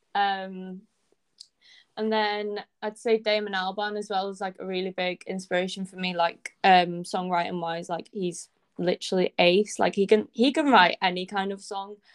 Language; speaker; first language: English; native; English